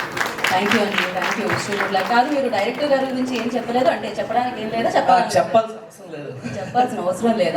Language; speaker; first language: Telugu; native; Telugu